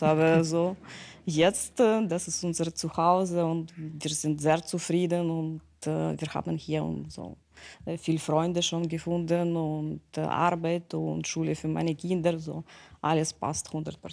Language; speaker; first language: German; non-native, fluent; Ukrainian